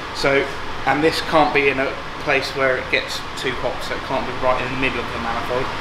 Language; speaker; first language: English; native; English